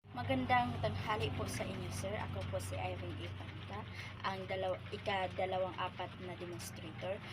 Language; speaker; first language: Filipino; non-native, local second language; Cebuano